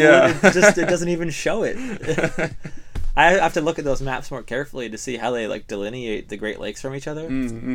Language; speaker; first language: English; native; English